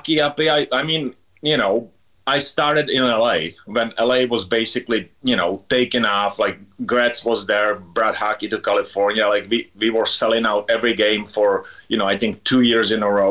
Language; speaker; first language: English; non-native, fluent; Czech